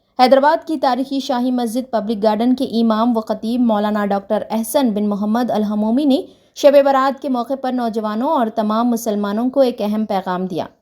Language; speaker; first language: Urdu; native; Urdu